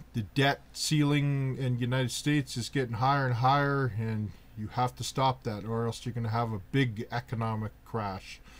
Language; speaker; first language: English; native; English